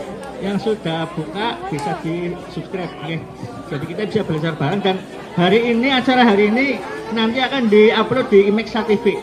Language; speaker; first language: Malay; non-native, local second language; Javanese